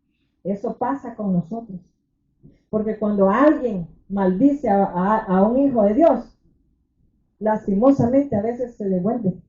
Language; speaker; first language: Spanish; native; Spanish